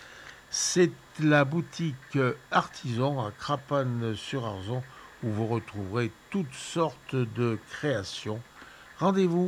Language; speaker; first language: French; native; French